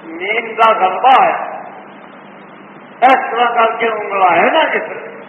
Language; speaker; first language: Urdu; non-native, local second language; Punjabi